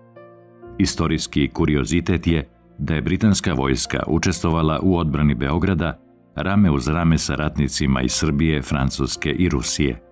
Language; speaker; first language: Bosnian; native; Bosnian